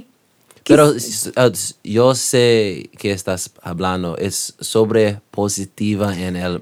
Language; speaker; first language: Spanish; non-native, learner; English